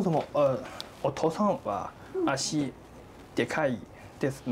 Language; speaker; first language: Japanese; non-native, learner; Chinese